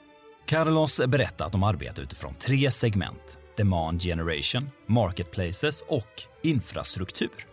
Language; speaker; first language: Swedish; native; Swedish